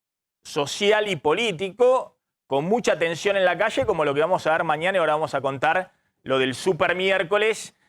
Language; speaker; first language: Spanish; native; Spanish